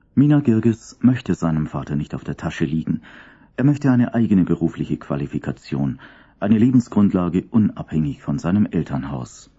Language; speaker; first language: German; native; German